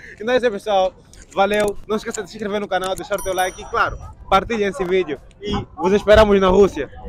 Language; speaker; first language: Portuguese; native; Portuguese